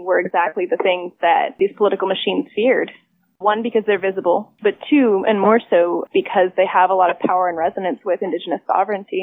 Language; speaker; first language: English; native; English